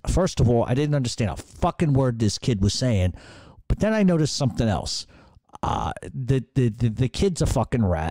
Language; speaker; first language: English; native; English